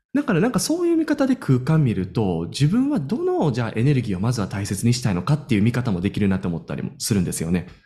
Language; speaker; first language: Japanese; native; Japanese